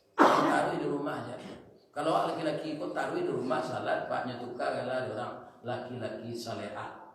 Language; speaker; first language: Malay; non-native, local second language; Minangkabau